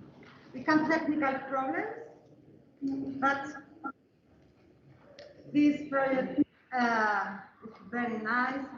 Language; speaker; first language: English; non-native, learner; Spanish